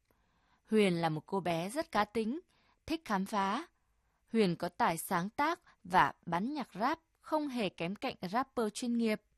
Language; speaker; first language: Vietnamese; native; Vietnamese